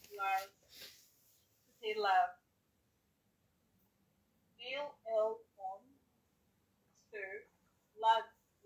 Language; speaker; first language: French; non-native, learner; English